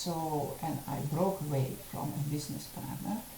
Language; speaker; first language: English; non-native, fluent; Dutch